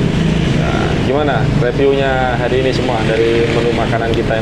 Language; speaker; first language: Indonesian; native; Indonesian